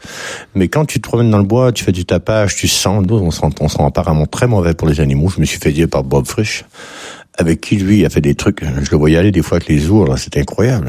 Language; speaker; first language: French; native; French